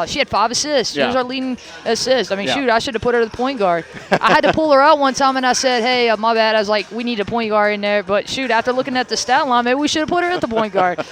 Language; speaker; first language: English; native; English